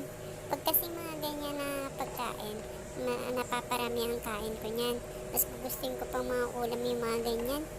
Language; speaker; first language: Filipino; native; Filipino